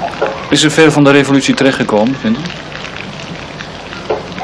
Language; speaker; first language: Dutch; native; Dutch